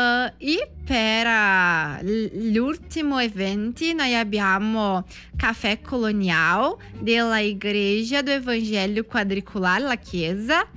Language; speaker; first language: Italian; non-native, learner; Portuguese